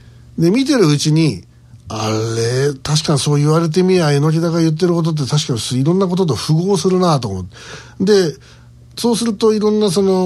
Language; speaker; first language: Japanese; native; Japanese